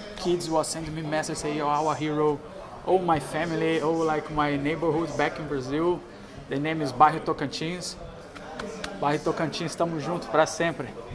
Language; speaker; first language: English; non-native, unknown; Portuguese